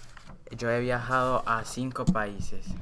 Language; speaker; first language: Spanish; non-native, learner; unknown